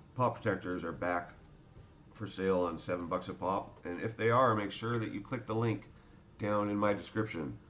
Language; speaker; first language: English; native; English